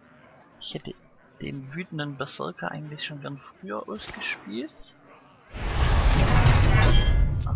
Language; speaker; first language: German; native; German